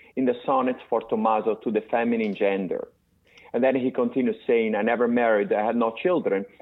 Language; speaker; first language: English; non-native, fluent; Italian